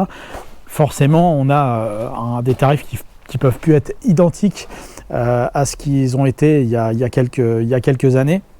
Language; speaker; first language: French; native; French